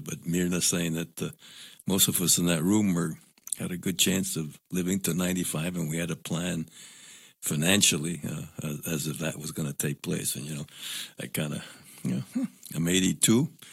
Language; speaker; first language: English; non-native, local second language; Spanish